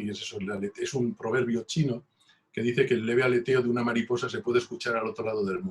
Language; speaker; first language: Spanish; native; Spanish